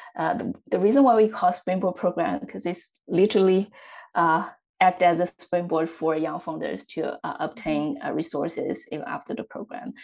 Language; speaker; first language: English; non-native, fluent; Chinese